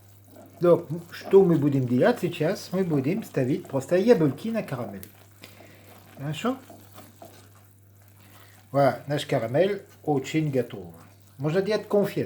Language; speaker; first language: Russian; non-native, learner; French